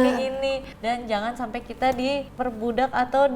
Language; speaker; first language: Indonesian; native; Indonesian